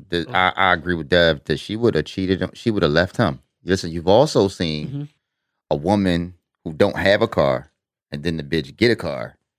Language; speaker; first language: English; native; English